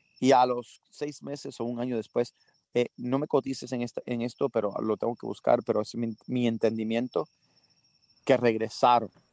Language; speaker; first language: Spanish; early bilingual, heritage; Spanish